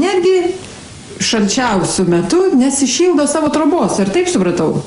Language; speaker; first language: Lithuanian; native; Lithuanian